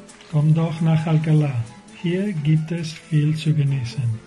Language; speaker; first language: German; non-native, learner; Spanish